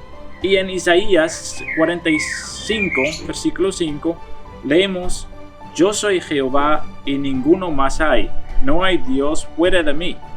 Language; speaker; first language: Spanish; non-native, fluent; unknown